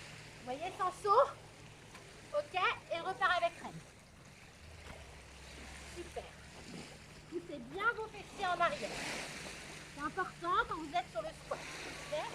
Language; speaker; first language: French; native; French